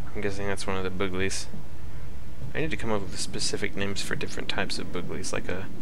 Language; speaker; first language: English; native; English